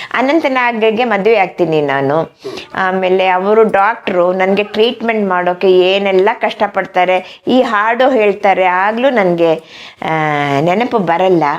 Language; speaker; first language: Kannada; native; Kannada